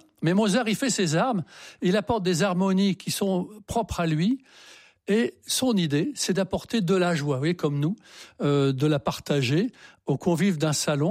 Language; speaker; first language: French; native; French